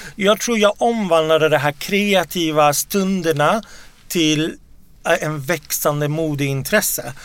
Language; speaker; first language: Swedish; early bilingual, other home language; Arabic